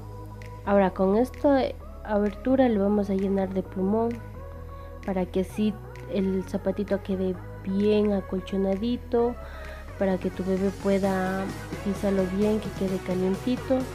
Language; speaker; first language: Spanish; native; Spanish